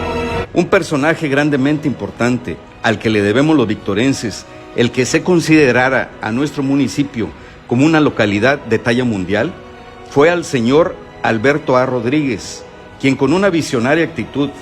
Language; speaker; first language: Spanish; native; Spanish